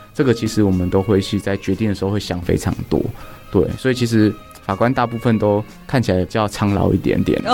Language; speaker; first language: Chinese; native; Chinese